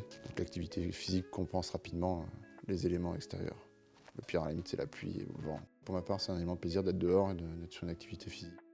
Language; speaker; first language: French; native; French